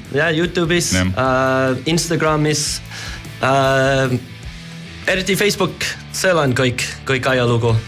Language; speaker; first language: Estonian; non-native, learner; English